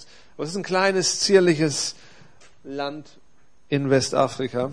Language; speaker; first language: German; native; German